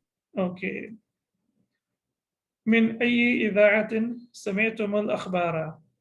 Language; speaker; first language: Arabic; non-native, fluent; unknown